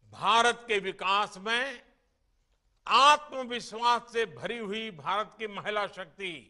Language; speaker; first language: Hindi; non-native, local second language; Gujarati